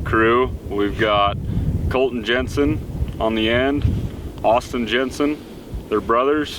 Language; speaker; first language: English; native; English